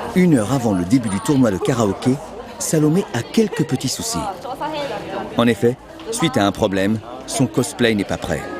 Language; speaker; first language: French; native; French